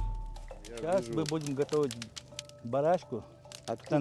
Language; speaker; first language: Russian; non-native, local second language; Chechen